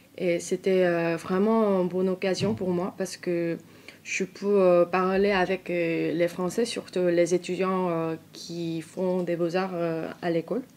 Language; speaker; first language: French; non-native, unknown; Korean